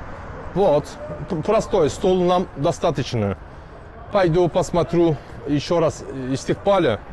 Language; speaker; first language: Russian; non-native, learner; Turkish